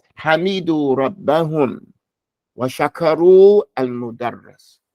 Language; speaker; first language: Arabic; non-native, fluent; English